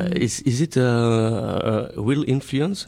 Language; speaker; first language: English; non-native, learner; French